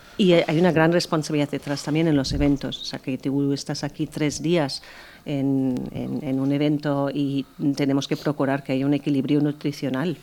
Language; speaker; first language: Spanish; non-native, fluent; German